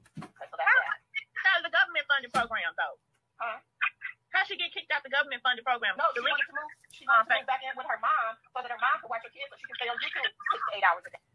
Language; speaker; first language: English; native; English